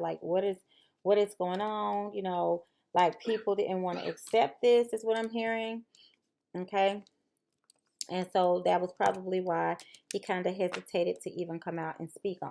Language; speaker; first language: English; native; English